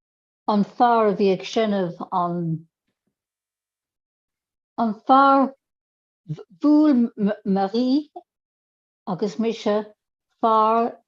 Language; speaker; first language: Irish; non-native, local second language; English